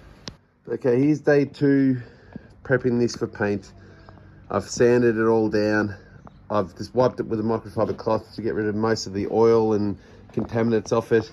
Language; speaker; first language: English; native; English